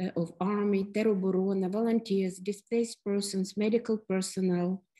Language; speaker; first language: English; non-native, fluent; Ukrainian